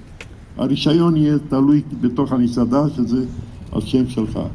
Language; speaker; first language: Hebrew; non-native, fluent; Romanian